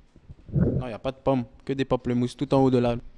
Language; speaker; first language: French; native; French